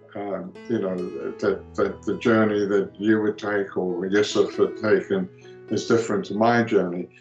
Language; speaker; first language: English; early bilingual, other home language; Greek